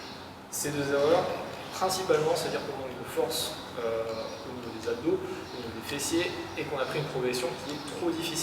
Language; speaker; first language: French; native; French